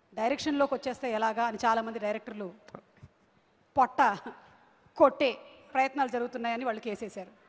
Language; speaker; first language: Telugu; native; Telugu